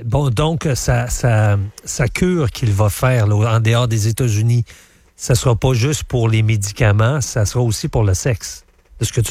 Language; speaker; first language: French; native; French